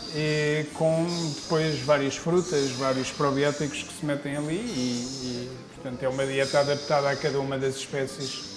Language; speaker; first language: Portuguese; native; Portuguese